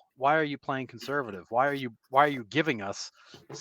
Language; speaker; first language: English; native; English